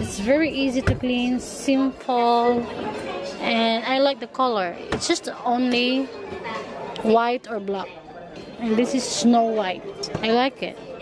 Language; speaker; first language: English; non-native, local second language; Filipino